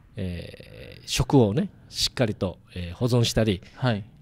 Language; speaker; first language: Japanese; native; Japanese